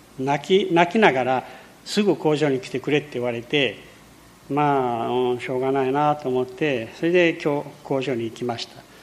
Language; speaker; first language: Japanese; early bilingual, heritage; Portuguese